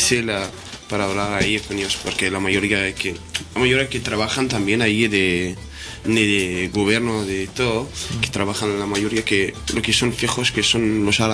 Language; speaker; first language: Spanish; non-native, fluent; Berber languages